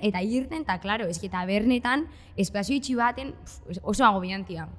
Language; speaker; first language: Basque; native; Basque